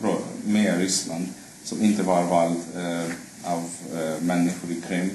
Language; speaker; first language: Swedish; non-native, fluent; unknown